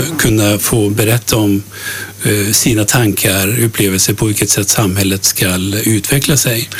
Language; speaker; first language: Swedish; early bilingual, other home language; Turkish